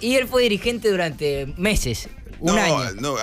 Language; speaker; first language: Spanish; native; Spanish